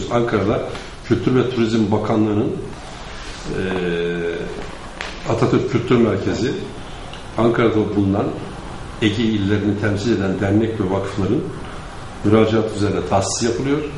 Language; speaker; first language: Turkish; native; Turkish